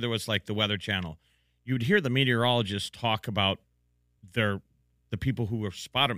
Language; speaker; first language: English; native; English